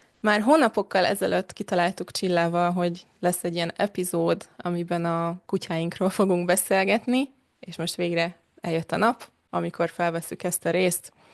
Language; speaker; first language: Hungarian; native; Hungarian